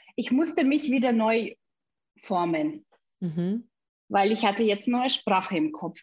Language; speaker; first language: German; non-native, fluent; Russian